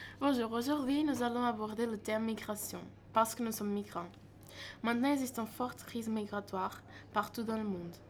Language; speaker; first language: French; non-native, learner; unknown